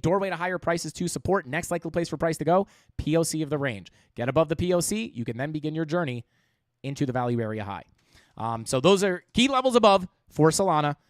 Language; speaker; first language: English; native; English